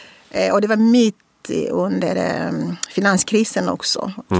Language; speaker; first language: Swedish; non-native, fluent; Portuguese